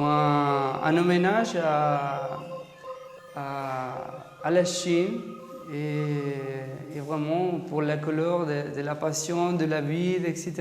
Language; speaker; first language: French; non-native, fluent; Spanish